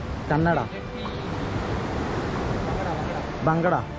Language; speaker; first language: Hindi; non-native, local second language; Malayalam